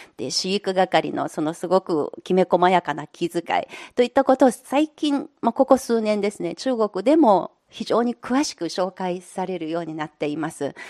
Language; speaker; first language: Japanese; non-native, fluent; Chinese